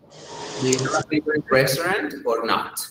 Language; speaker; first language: English; non-native, fluent; Spanish